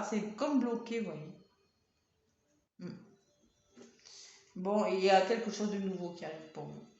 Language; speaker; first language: French; native; French